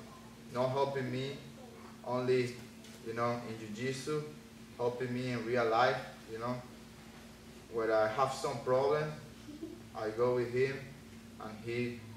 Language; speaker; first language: English; non-native, learner; Spanish